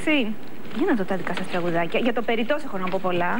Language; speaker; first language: Greek; native; Greek